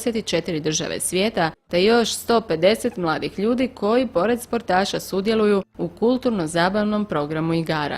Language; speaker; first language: Croatian; native; Croatian